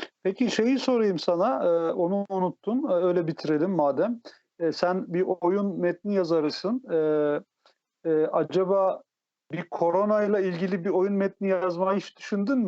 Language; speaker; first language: Turkish; native; Turkish